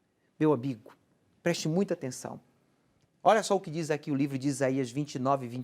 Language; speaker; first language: Portuguese; native; Portuguese